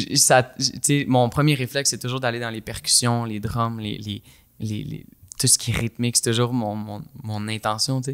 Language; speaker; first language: French; native; French